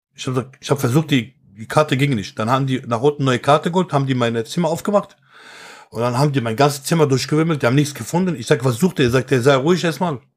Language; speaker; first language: German; early bilingual, other home language; Kurdish